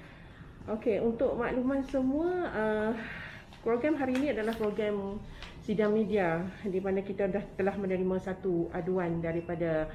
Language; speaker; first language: Malay; native; Malay